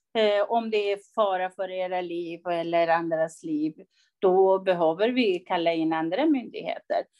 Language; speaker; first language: Swedish; non-native, fluent; Persian